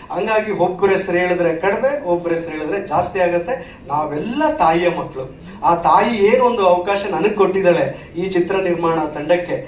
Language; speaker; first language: Kannada; native; Kannada